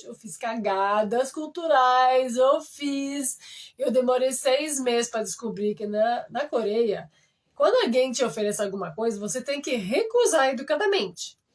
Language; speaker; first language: Portuguese; non-native, fluent; French